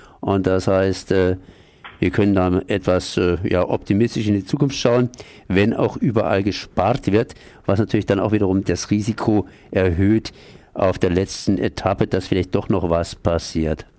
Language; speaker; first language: German; native; German